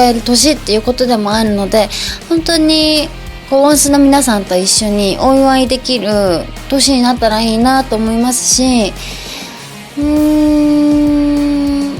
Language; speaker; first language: Japanese; native; Japanese